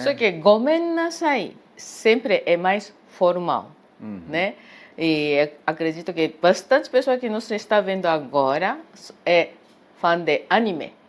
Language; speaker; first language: Portuguese; non-native, fluent; Japanese